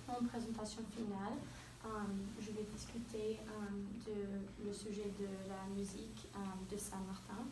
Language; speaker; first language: French; non-native, learner; English